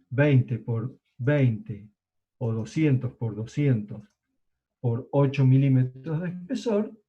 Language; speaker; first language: Spanish; native; Spanish